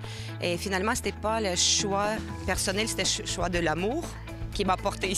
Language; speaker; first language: French; non-native, fluent; Russian